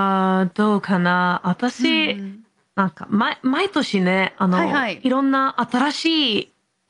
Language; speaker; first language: Japanese; non-native, fluent; English